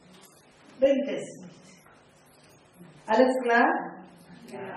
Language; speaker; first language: German; non-native, fluent; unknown